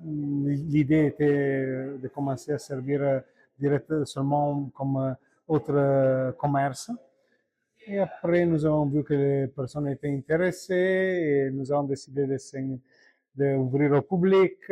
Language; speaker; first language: French; non-native, learner; Italian